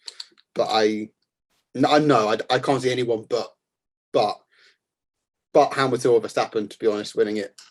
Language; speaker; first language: English; native; English